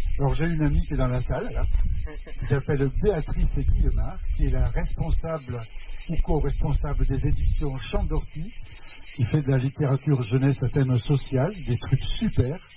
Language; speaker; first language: French; non-native, fluent; Spanish